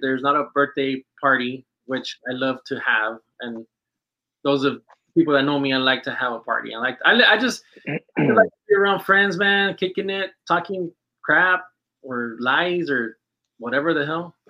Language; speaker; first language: English; early bilingual, other home language; Spanish